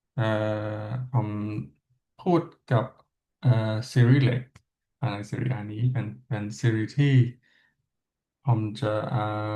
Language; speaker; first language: Thai; non-native, learner; English